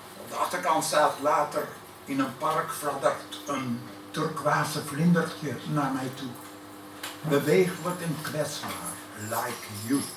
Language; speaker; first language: Dutch; native; Dutch